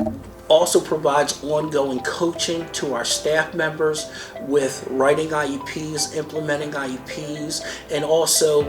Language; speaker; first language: English; native; English